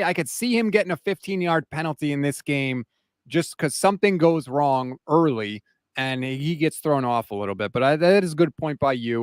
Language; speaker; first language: English; native; English